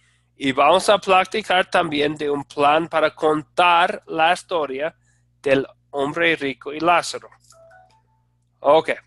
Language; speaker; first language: Spanish; non-native, fluent; English